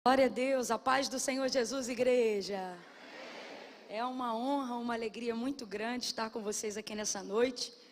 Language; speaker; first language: Portuguese; native; Portuguese